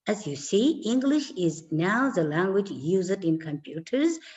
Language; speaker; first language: English; non-native, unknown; Kazakh